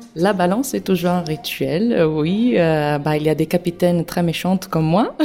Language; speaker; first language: French; non-native, fluent; Italian